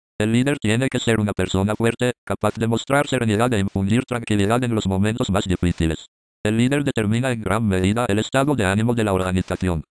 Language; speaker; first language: Spanish; native; Spanish